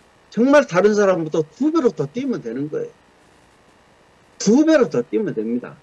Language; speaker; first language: Korean; native; Korean